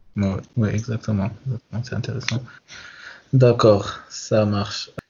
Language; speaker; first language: French; non-native, local second language; Arabic